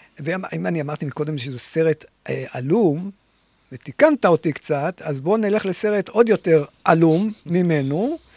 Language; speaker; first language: Hebrew; native; Hebrew